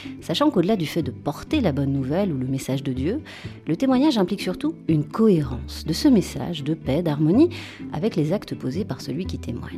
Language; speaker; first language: French; native; French